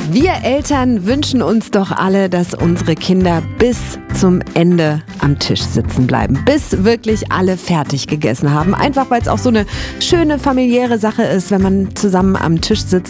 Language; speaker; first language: German; native; German